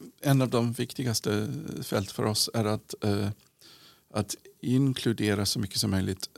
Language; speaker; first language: Swedish; non-native, fluent; English